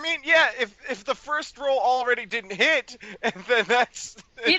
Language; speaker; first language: English; native; English